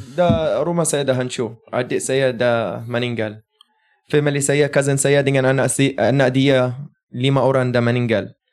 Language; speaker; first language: Malay; non-native, fluent; Arabic